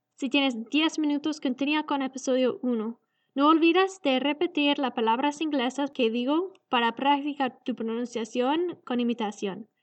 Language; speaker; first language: Spanish; non-native, learner; English